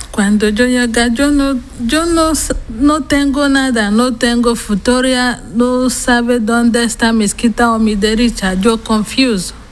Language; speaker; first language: Spanish; non-native, learner; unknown